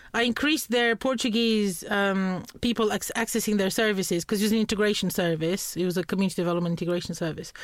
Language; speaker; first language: English; non-native, fluent; Romanian